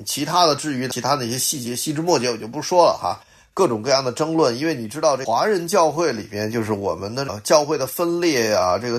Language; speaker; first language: Chinese; native; Chinese